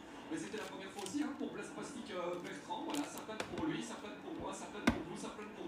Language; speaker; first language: French; native; French